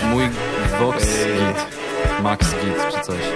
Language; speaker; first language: Polish; native; Polish